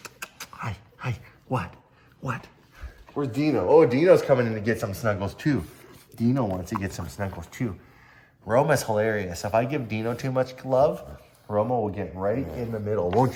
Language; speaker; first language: English; native; English